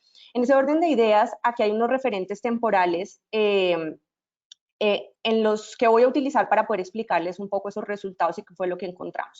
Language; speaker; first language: Spanish; native; Spanish